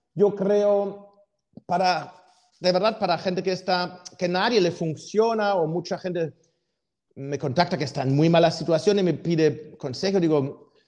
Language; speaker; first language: Spanish; non-native, fluent; German